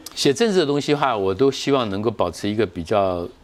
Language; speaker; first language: Chinese; native; Chinese